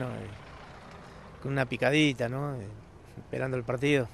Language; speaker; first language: Spanish; native; Spanish